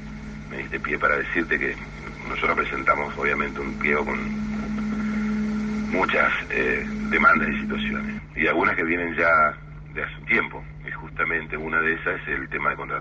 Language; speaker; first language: Spanish; native; Spanish